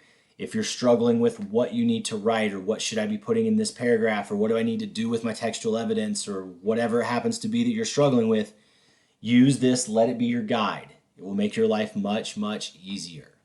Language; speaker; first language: English; native; English